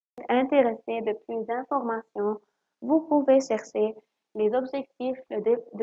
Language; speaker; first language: French; non-native, learner; Arabic